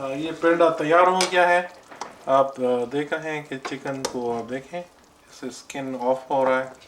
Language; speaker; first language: Urdu; non-native, local second language; Pashto